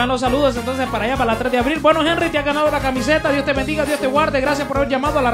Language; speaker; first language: Spanish; native; Spanish